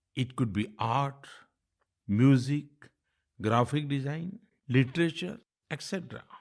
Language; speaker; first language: English; non-native, local second language; Hindi